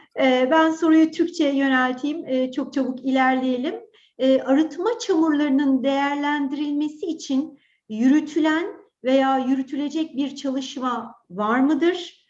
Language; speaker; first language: Turkish; native; Turkish